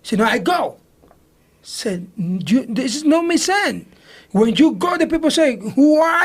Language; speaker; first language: English; non-native, learner; Spanish